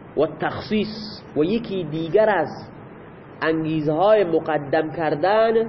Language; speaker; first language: Persian; non-native, local second language; Baluchi